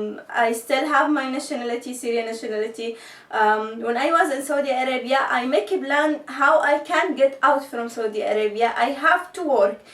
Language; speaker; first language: English; non-native, learner; Arabic